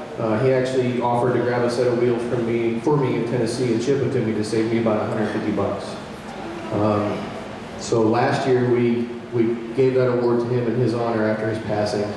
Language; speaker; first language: English; native; English